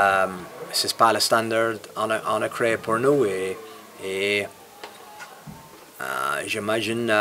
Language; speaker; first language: French; non-native, fluent; English